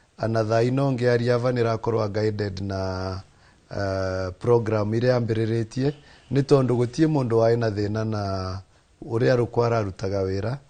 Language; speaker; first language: Kikuyu; non-native, local second language; Embu